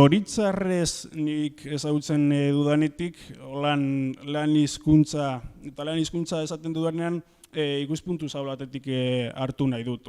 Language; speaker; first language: Basque; native; Basque